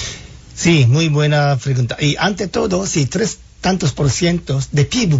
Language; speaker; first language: Spanish; non-native, fluent; Japanese